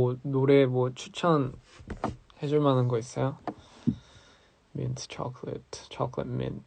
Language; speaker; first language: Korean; early bilingual, heritage; English